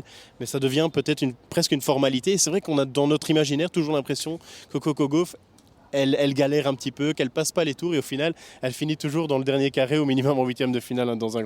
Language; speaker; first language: French; native; French